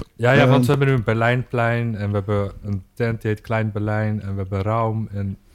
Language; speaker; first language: Dutch; native; Dutch